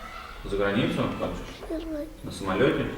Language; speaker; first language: Russian; native; Russian